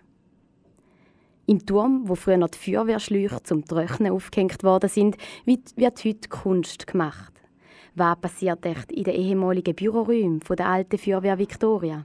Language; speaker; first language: German; native; German